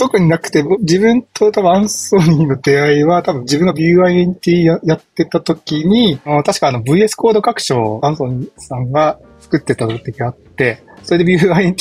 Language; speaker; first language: Japanese; native; Japanese